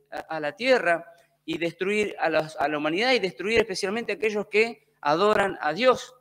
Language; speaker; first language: Spanish; native; Spanish